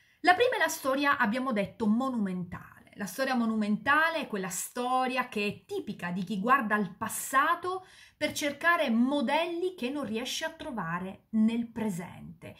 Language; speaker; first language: Italian; native; Italian